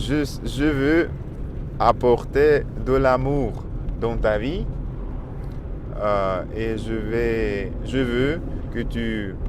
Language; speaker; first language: French; non-native, learner; Russian